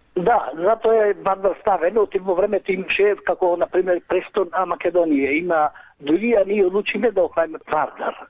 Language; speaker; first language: Macedonian; native; Macedonian